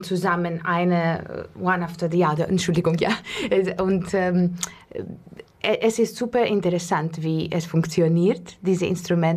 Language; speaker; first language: German; non-native, learner; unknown